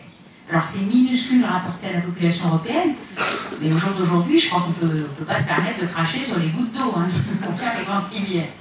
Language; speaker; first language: French; native; French